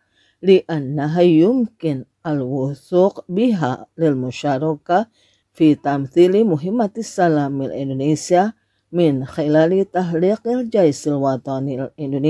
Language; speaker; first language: Arabic; non-native, fluent; Indonesian